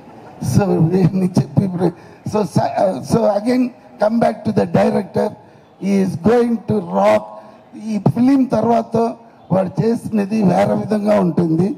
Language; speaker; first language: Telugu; non-native, learner; Tamil